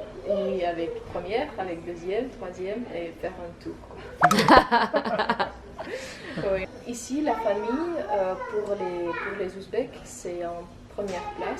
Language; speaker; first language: French; non-native, fluent; Tajik